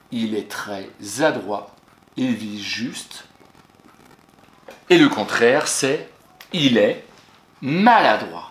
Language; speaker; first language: French; native; French